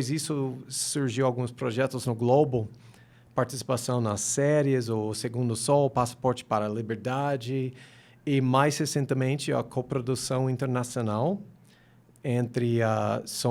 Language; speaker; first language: Portuguese; non-native, fluent; English